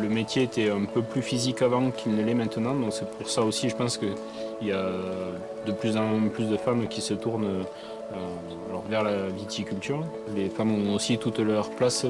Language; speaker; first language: French; native; French